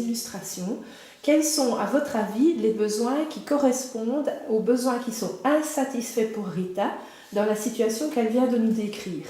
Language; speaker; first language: French; native; French